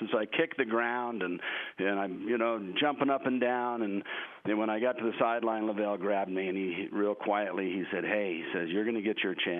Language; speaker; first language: English; native; English